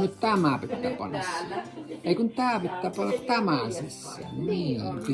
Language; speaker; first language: Finnish; native; Finnish